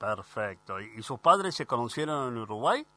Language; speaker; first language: Spanish; native; Spanish